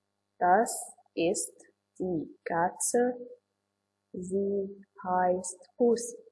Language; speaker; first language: German; non-native, learner; Arabic